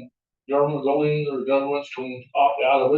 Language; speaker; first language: English; native; English